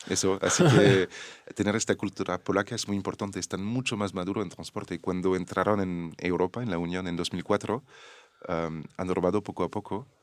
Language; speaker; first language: Spanish; non-native, fluent; French